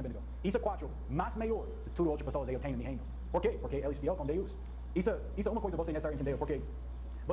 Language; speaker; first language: Portuguese; non-native, learner; English